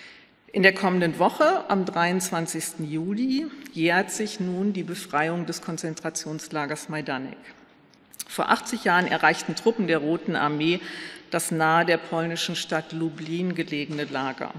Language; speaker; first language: German; native; German